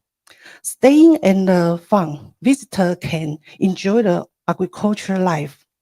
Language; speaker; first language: English; non-native, learner; Chinese